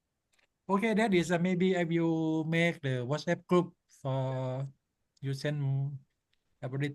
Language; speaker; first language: English; non-native, learner; Thai